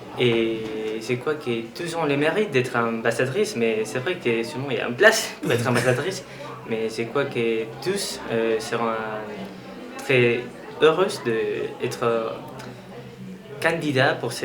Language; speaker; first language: French; non-native, learner; Spanish